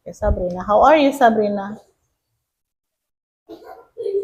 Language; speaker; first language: English; non-native, learner; Indonesian